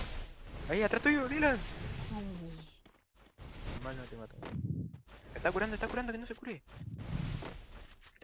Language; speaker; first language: Spanish; native; Spanish